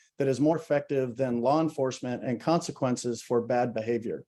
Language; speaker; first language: English; native; English